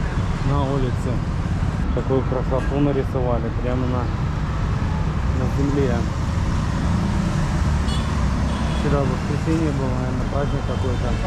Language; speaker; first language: Russian; native; Russian